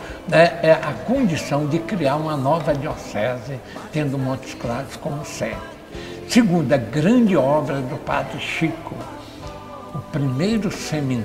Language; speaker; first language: Portuguese; native; Portuguese